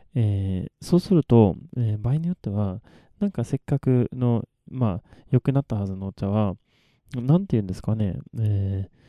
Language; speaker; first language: Japanese; non-native, fluent; Swedish